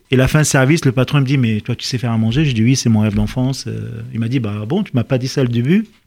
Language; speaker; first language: French; non-native, fluent; Arabic